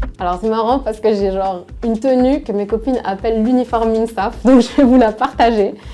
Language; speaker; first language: French; non-native, local second language; Arabic